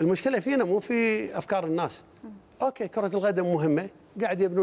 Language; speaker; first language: Arabic; native; Arabic